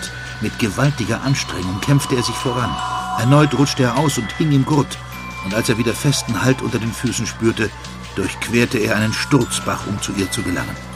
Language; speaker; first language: German; native; German